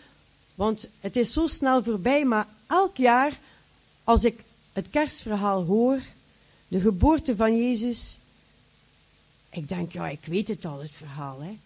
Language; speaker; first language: Dutch; native; Dutch